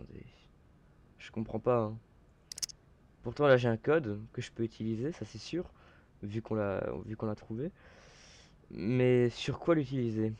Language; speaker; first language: French; native; French